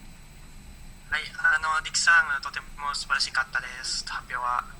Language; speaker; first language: Japanese; non-native, learner; Indonesian